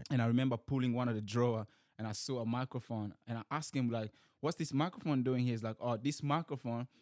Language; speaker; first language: English; early bilingual, other home language; Lingala